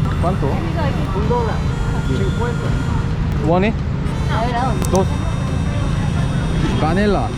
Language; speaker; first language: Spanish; non-native, learner; Korean